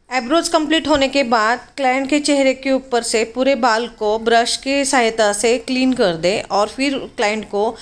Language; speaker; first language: Hindi; non-native, local second language; Marathi